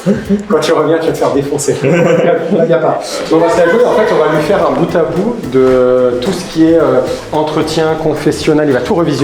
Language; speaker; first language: French; native; French